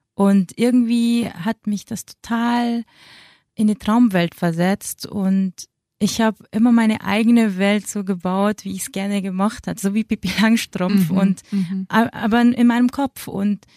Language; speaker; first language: German; early bilingual, other home language; Filipino